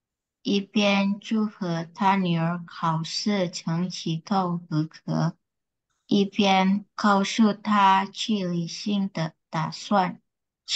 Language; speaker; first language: Chinese; non-native, learner; Indonesian